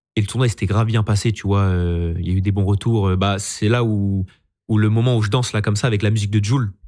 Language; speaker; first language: French; native; French